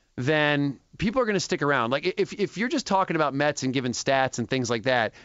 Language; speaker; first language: English; native; English